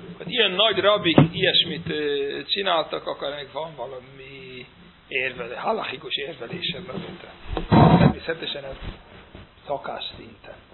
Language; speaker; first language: Hungarian; non-native, fluent; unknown